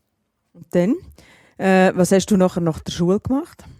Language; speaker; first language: German; native; German